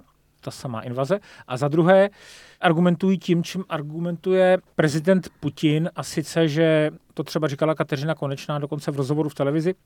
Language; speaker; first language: Czech; native; Czech